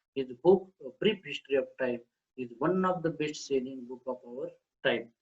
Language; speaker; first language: English; non-native, local second language; Marathi